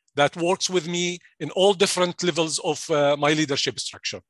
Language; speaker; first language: English; non-native, fluent; Arabic